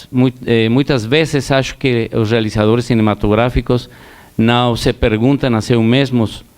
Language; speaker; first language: Portuguese; non-native, learner; Spanish